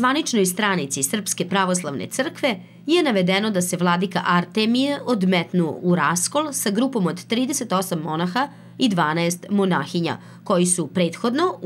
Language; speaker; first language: Serbian; native; Serbian